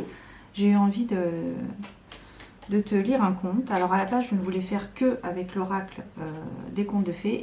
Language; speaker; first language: French; native; French